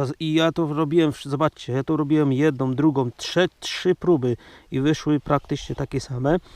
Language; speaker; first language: Polish; native; Polish